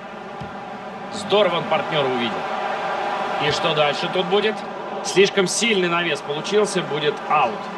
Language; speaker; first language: Russian; native; Russian